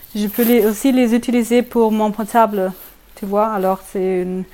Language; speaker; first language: French; non-native, learner; German